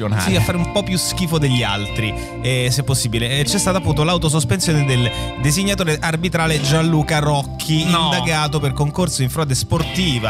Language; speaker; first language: Italian; native; Italian